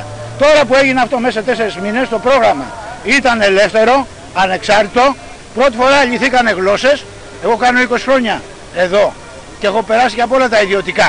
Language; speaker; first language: Greek; native; Greek